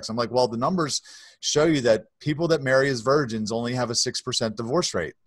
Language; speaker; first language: English; native; English